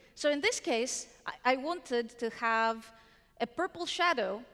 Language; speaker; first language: English; non-native, fluent; Greek